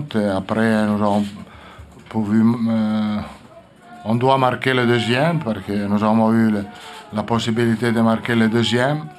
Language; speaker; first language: French; non-native, learner; Italian